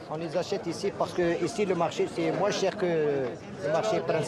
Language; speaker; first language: French; non-native, local second language; Arabic